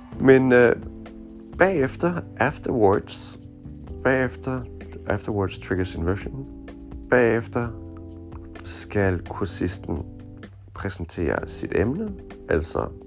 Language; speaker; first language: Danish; non-native, fluent; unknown